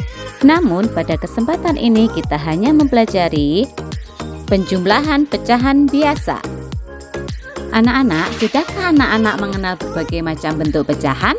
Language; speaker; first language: Indonesian; native; Indonesian